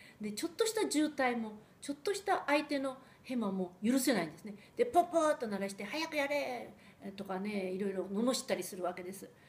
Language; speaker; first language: Japanese; early bilingual, heritage; Japanese